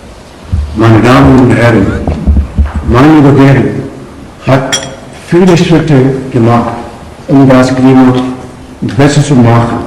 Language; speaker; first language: German; non-native, learner; Punjabi